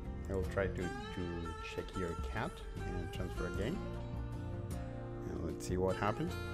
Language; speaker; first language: English; non-native, fluent; Spanish